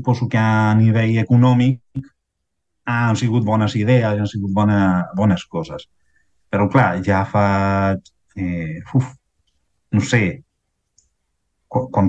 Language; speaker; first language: Catalan; non-native, fluent; Spanish